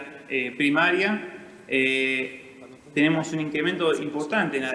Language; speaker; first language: Spanish; native; Spanish